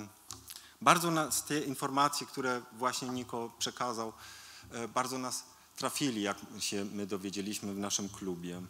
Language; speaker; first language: Polish; early bilingual, heritage; Polish